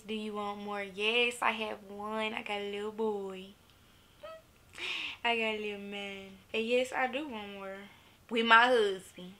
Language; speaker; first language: English; native; English